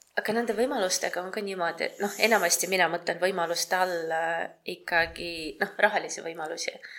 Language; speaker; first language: Estonian; non-native, local second language; Russian